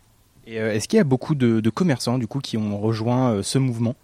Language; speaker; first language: French; native; French